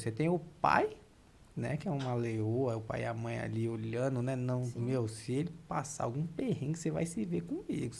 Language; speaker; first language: Portuguese; native; Portuguese